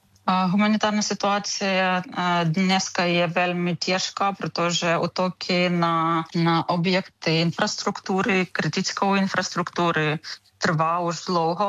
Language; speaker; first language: Czech; non-native, learner; Ukrainian